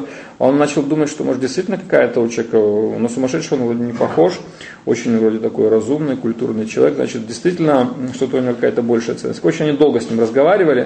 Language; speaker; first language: Russian; native; Russian